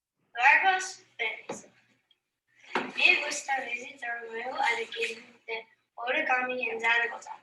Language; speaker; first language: Spanish; non-native, learner; English